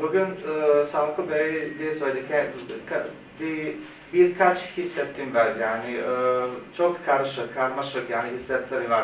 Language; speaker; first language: Turkish; non-native, fluent; Bosnian